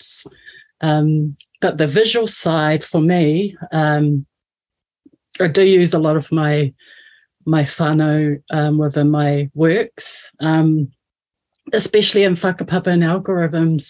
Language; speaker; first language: English; native; English